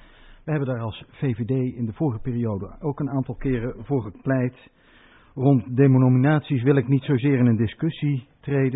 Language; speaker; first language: Dutch; native; Dutch